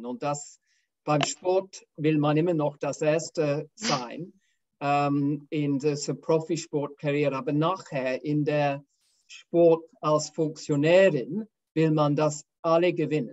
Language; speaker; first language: German; non-native, fluent; English